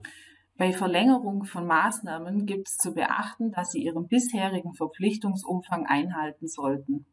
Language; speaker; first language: German; native; German